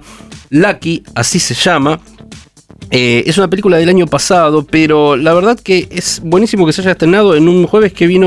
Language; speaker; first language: Spanish; native; Spanish